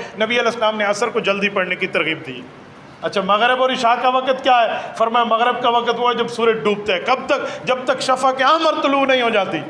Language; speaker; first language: Urdu; non-native, local second language; Saraiki